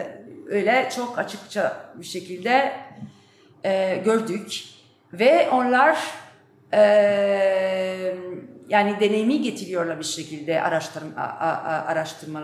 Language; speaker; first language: Turkish; non-native, fluent; Italian